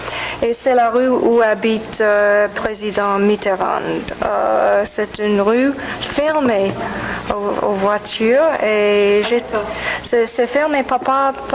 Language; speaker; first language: French; non-native, fluent; English